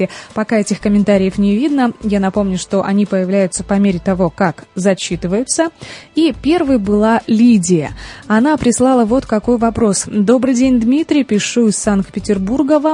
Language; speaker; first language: Russian; native; Russian